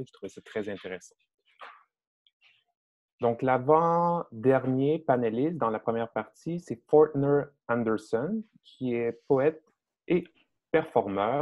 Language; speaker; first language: French; native; French